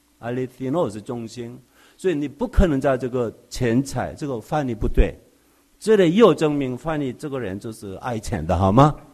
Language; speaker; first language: Chinese; non-native, fluent; Korean